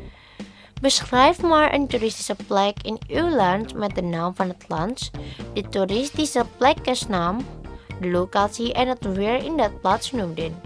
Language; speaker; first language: Dutch; non-native, learner; Indonesian